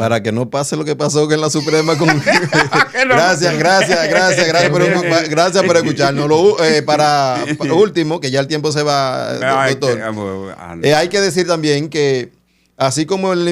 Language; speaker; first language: Spanish; native; Spanish